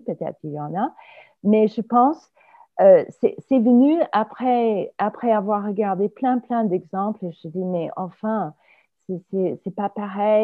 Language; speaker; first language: French; non-native, fluent; English